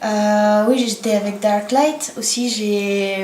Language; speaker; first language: French; non-native, learner; Bulgarian